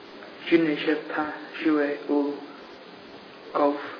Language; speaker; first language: French; non-native, learner; English